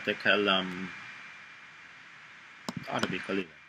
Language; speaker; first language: Arabic; non-native, learner; English